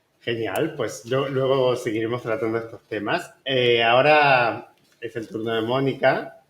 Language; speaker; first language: Spanish; non-native, learner; Portuguese